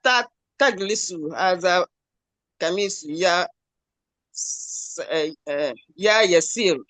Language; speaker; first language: Arabic; non-native, learner; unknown